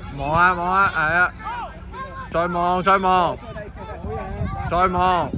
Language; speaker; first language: Chinese; native; Chinese